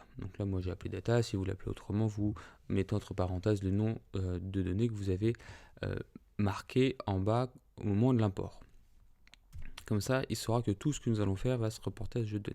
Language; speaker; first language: French; native; French